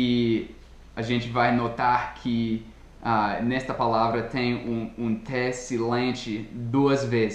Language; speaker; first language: Portuguese; non-native, fluent; English